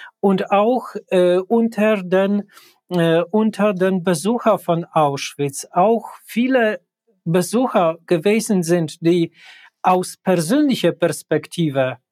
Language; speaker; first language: German; non-native, fluent; Polish